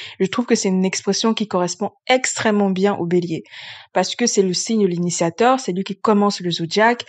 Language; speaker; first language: French; early bilingual, other home language; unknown